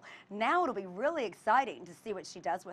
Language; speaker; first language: English; native; English